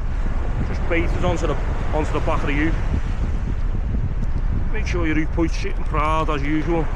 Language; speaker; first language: English; native; English